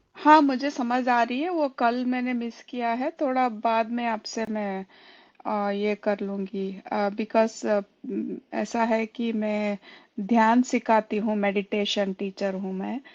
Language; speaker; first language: Hindi; non-native, local second language; Kannada